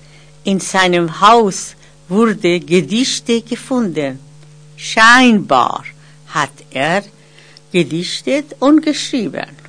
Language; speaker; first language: German; non-native, fluent; Persian